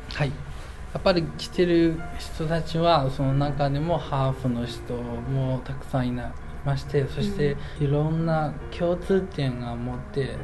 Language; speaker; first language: Japanese; non-native, fluent; Chinese